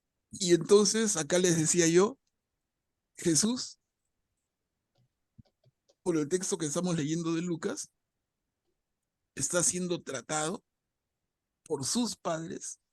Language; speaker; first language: Spanish; native; Spanish